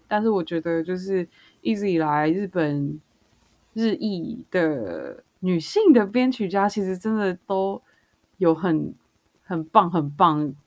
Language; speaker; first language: Chinese; native; Chinese